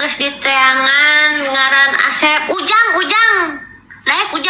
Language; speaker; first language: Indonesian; non-native, local second language; Sundanese